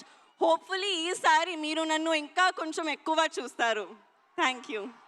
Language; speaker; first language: Telugu; non-native, local second language; Hindi